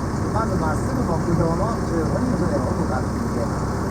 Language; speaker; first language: Japanese; native; Japanese